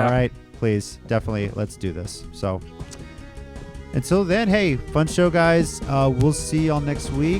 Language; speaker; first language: English; native; English